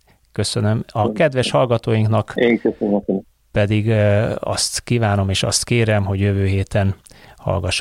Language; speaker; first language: Hungarian; native; Hungarian